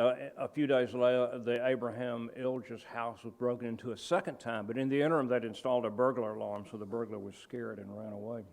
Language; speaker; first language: English; native; English